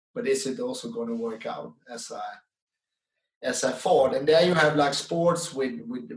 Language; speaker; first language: English; non-native, fluent; Dutch